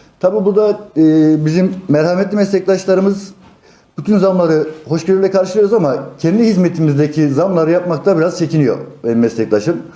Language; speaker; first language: Turkish; native; Turkish